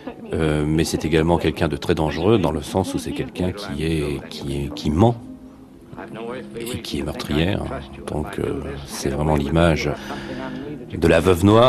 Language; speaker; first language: French; native; French